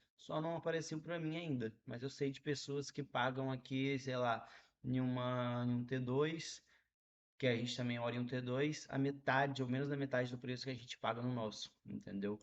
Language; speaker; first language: Portuguese; native; Portuguese